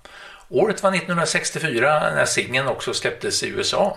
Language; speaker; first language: Swedish; native; Swedish